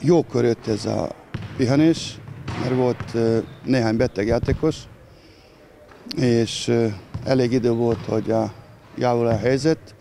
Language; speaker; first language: Hungarian; non-native, learner; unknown